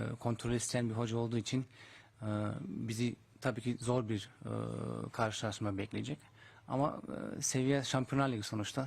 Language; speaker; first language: Turkish; early bilingual, heritage; Turkish